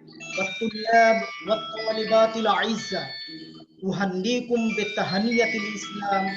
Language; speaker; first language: Arabic; non-native, fluent; Bangla